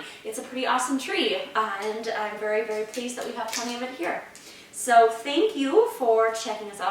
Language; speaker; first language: English; native; English